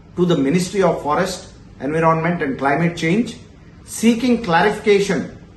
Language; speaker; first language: English; non-native, local second language; Telugu